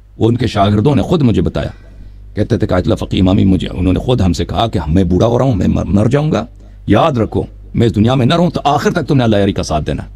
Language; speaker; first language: Urdu; non-native, fluent; Persian